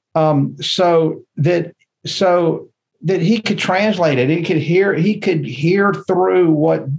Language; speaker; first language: English; native; English